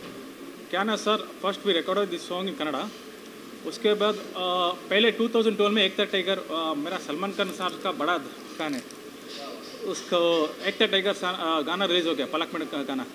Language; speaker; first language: Hindi; non-native, local second language; Kannada